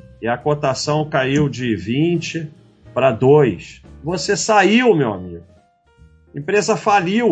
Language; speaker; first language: Portuguese; native; Portuguese